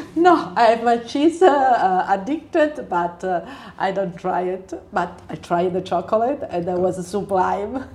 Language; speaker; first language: English; non-native, learner; Italian